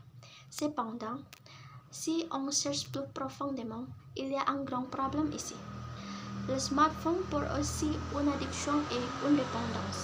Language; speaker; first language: French; non-native, learner; Indonesian